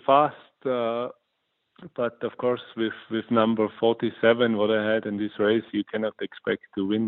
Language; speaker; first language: English; non-native, fluent; German